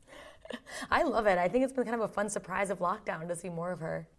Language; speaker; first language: English; native; English